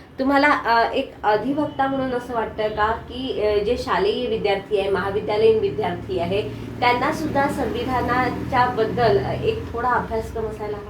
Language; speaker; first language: Marathi; native; Marathi